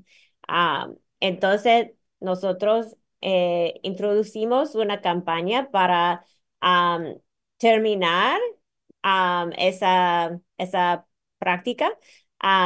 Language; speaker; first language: Spanish; non-native, fluent; English